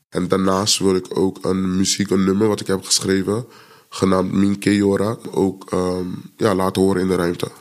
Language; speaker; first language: Dutch; early bilingual, other home language; Papiamento